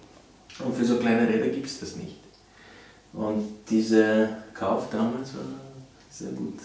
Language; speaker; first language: German; non-native, fluent; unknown